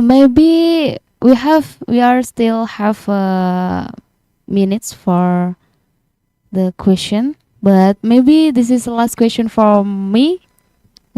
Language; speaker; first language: English; non-native, learner; Indonesian